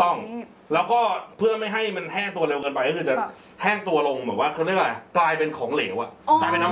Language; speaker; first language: Thai; native; Thai